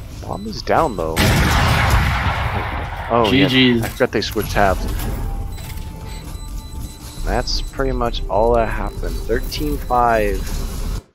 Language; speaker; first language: English; native; English